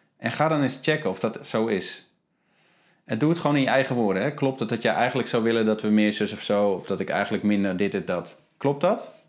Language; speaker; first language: Dutch; native; Dutch